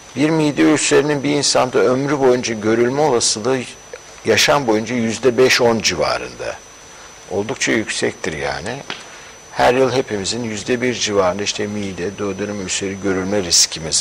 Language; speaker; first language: Turkish; native; Turkish